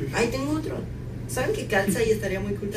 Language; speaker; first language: Spanish; native; Spanish